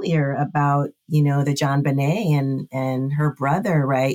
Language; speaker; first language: English; native; English